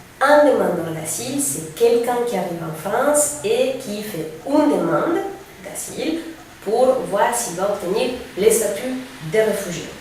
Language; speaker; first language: French; non-native, fluent; Spanish